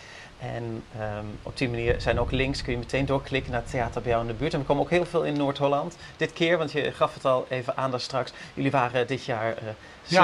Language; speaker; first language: Dutch; native; Dutch